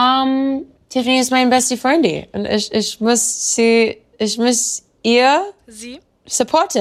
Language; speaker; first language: German; non-native, learner; English